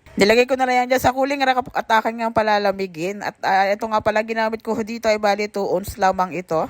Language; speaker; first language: Filipino; native; Filipino